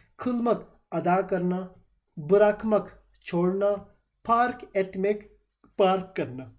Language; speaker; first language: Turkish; non-native, fluent; Urdu